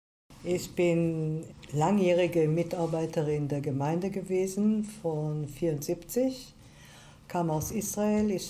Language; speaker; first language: German; early bilingual, heritage; German